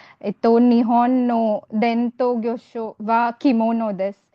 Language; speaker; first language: Japanese; non-native, learner; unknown